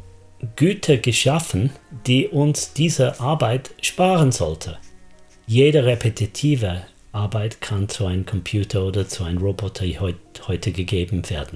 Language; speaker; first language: German; non-native, fluent; English